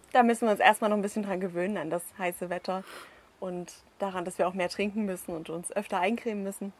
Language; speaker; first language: German; native; German